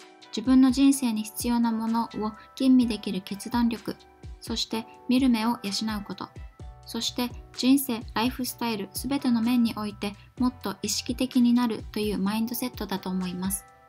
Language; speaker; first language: Japanese; native; Japanese